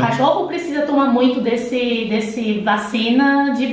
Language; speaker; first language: Portuguese; non-native, fluent; Chinese